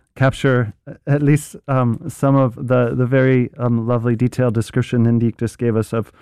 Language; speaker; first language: English; native; English